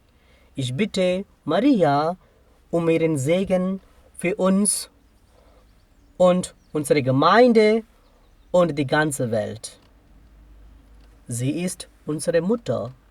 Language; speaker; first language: German; non-native, fluent; Telugu